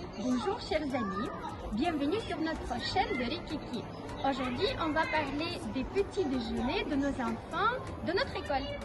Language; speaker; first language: French; non-native, learner; Ukrainian